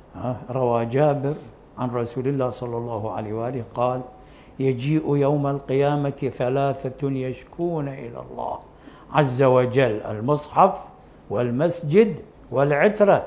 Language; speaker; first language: Arabic; native; Arabic